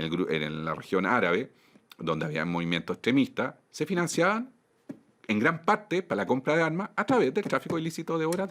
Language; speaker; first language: Spanish; native; Spanish